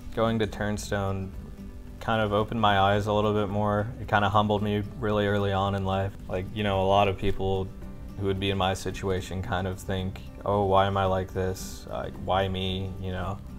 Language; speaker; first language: English; native; English